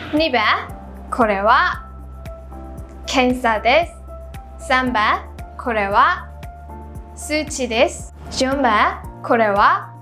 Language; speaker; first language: Japanese; non-native, fluent; Burmese